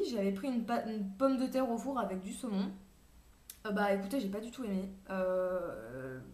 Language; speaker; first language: French; native; French